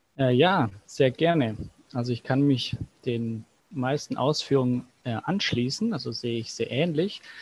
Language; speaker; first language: German; native; German